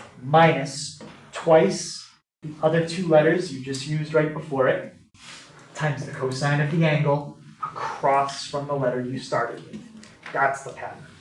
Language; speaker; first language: English; native; English